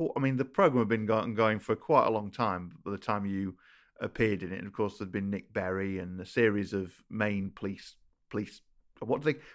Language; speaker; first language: English; native; English